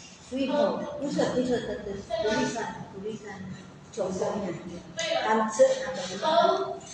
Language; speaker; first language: Chinese; non-native, learner; Indonesian